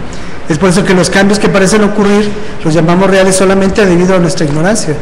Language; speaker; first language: Spanish; native; Spanish